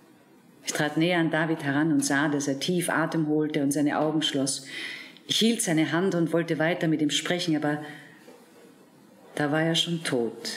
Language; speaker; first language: German; native; German